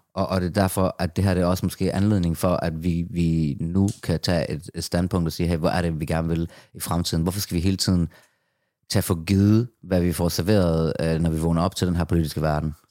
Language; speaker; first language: Danish; early bilingual, other home language; Persian